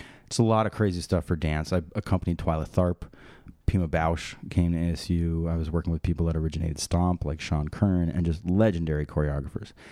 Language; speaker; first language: English; native; English